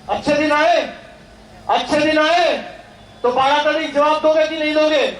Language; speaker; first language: Hindi; non-native, local second language; Bangla